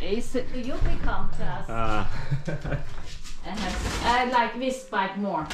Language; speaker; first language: English; non-native, learner; Swedish